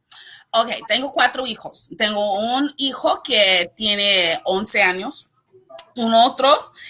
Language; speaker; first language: Spanish; non-native, learner; English